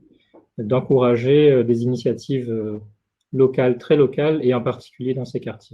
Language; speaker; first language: French; native; French